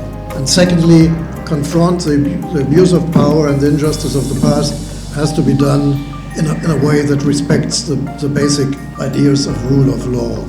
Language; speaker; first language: English; non-native, fluent; German